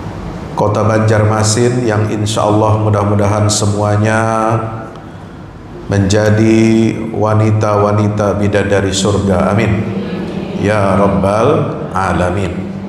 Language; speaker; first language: Indonesian; native; Indonesian